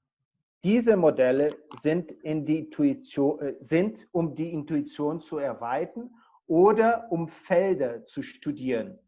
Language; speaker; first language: German; non-native, fluent; Portuguese